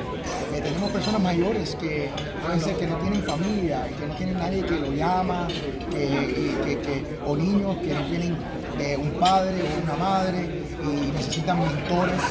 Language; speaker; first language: Spanish; early bilingual, heritage; Spanish